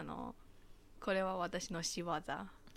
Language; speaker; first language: Japanese; non-native, fluent; Chinese